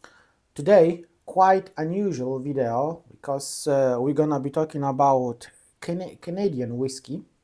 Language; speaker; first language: English; non-native, fluent; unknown